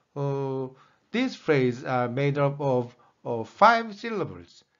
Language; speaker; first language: English; non-native, fluent; Korean